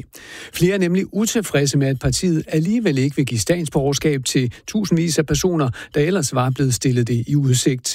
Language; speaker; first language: Danish; native; Danish